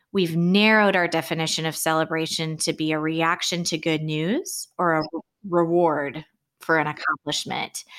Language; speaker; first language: English; native; English